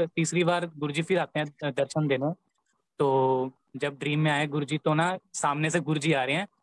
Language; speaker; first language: Hindi; native; Hindi